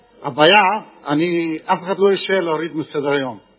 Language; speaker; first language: Hebrew; non-native, fluent; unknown